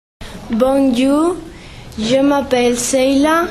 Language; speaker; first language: French; non-native, learner; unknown